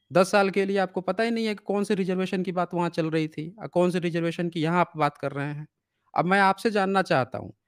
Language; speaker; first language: Hindi; native; Hindi